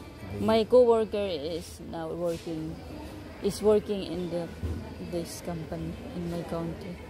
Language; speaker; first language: English; non-native, learner; Filipino